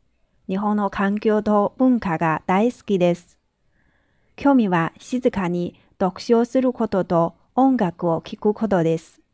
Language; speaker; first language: Japanese; non-native, fluent; Chinese